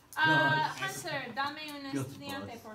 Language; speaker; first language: Spanish; non-native, learner; English